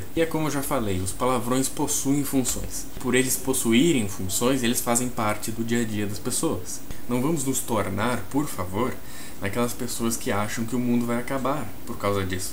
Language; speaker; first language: Portuguese; native; Portuguese